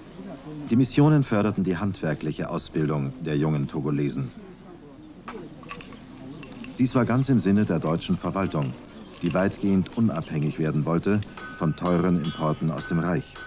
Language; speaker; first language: German; native; German